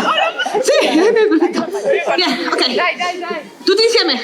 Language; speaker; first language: Italian; non-native, learner; Spanish